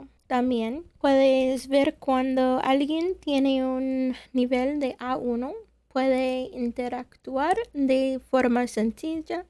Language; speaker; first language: Spanish; non-native, fluent; English